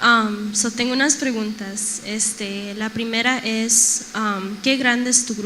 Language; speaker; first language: Spanish; early bilingual, heritage; Spanish